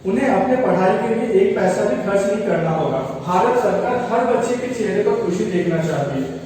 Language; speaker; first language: Hindi; non-native, local second language; Telugu